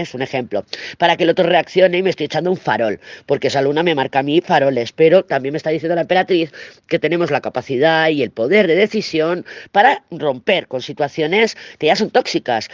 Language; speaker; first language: Spanish; native; Spanish